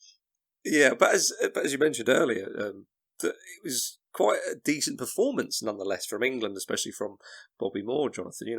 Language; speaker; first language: English; native; English